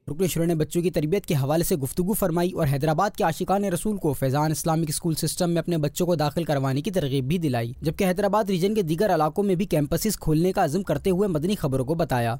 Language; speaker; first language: Urdu; native; Urdu